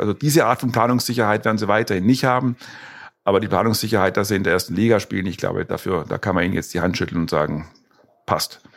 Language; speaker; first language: German; native; German